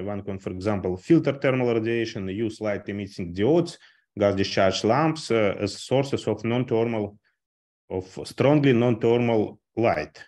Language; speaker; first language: English; non-native, fluent; Russian